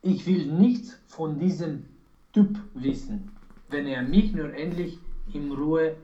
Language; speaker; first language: German; non-native, learner; Romanian